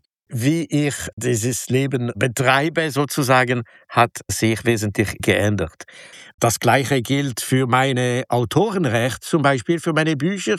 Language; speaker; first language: German; non-native, local second language; French